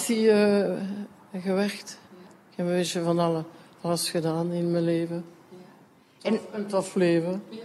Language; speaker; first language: Dutch; non-native, local second language; French